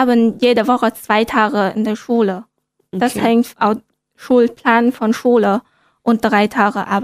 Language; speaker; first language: German; non-native, learner; Vietnamese